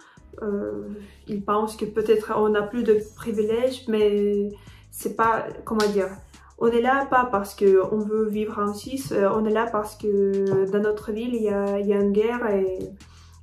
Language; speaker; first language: French; non-native, fluent; Ukrainian